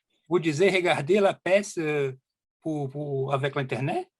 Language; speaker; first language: French; non-native, learner; Portuguese